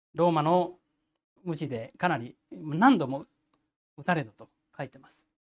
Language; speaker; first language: Japanese; native; Japanese